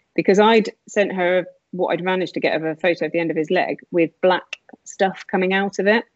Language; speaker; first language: English; native; English